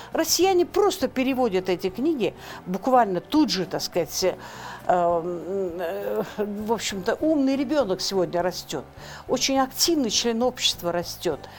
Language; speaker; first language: Russian; non-native, local second language; Kyrgyz